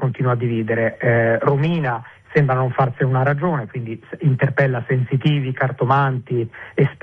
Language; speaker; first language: Italian; native; Italian